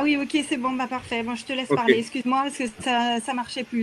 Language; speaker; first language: French; native; French